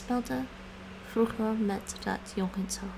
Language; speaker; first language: Dutch; non-native, learner; English